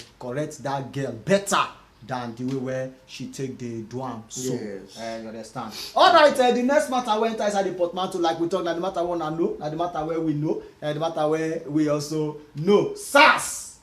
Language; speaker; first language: Nigerian Pidgin; native; Nigerian Pidgin